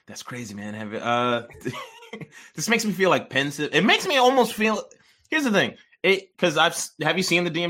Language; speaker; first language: English; early bilingual, other home language; Yoruba